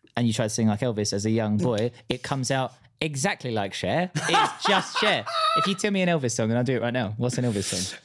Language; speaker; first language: English; native; English